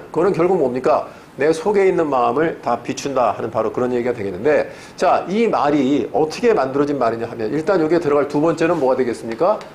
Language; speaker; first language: Korean; native; Korean